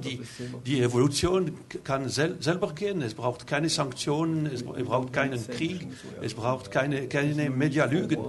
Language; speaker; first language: German; non-native, local second language; French